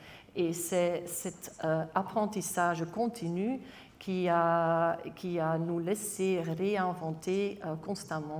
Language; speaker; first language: French; non-native, local second language; Dutch